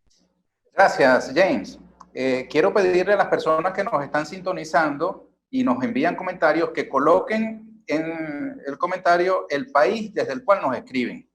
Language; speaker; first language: Spanish; native; Spanish